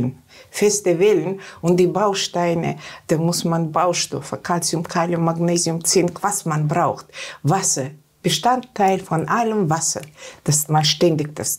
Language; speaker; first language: German; non-native, learner; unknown